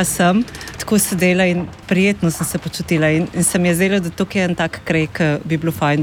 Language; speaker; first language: Slovenian; native; Slovenian